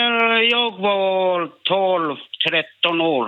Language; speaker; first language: Swedish; non-native, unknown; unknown